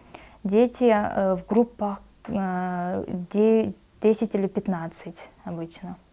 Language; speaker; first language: Russian; non-native, local second language; Kyrgyz